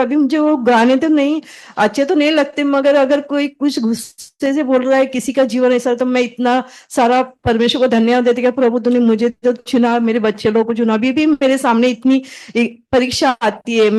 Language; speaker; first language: Hindi; native; Hindi